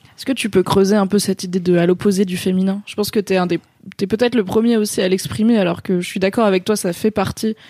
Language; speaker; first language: French; native; French